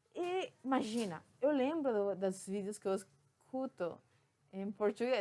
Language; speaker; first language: Portuguese; non-native, fluent; Spanish